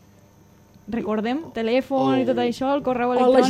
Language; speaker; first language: Catalan; native; Catalan